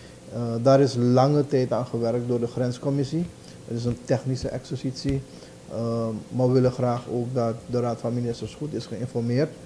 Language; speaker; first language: Dutch; native; Dutch